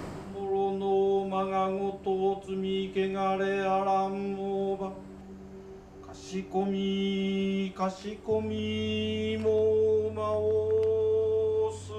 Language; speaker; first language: Japanese; native; Japanese